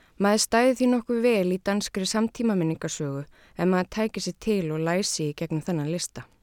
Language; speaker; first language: Icelandic; native; Icelandic